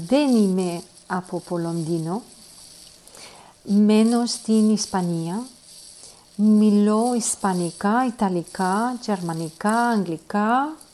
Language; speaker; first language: Greek; non-native, learner; English